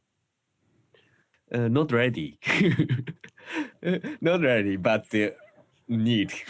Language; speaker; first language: English; non-native, learner; Japanese